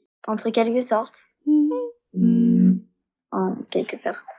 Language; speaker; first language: French; non-native, learner; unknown